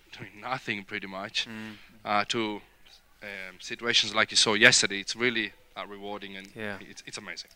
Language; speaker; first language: English; non-native, fluent; Italian